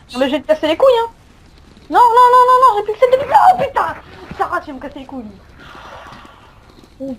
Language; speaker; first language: French; native; French